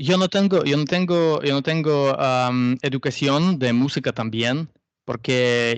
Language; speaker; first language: Spanish; non-native, learner; Russian